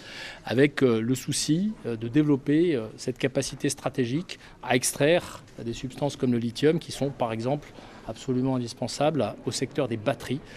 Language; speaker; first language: French; native; French